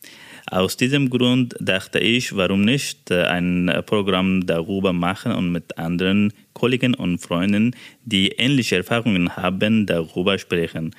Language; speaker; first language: German; non-native, fluent; Persian